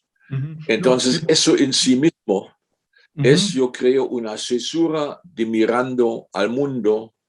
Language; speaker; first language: Spanish; non-native, fluent; German